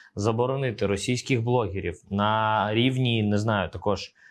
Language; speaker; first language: Ukrainian; early bilingual, other home language; Russian